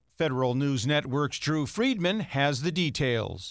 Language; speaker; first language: English; native; English